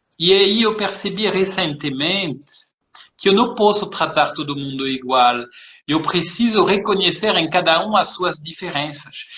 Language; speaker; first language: Portuguese; early bilingual, heritage; French